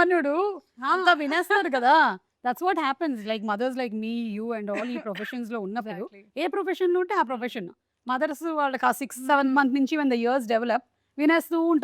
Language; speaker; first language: Telugu; native; Telugu